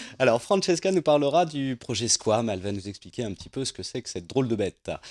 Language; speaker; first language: French; native; French